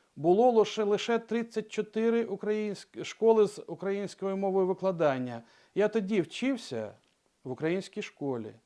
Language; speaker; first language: Ukrainian; non-native, local second language; Russian